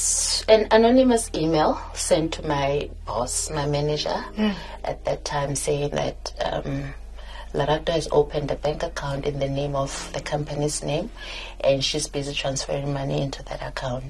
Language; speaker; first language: English; non-native, local second language; Southern Sotho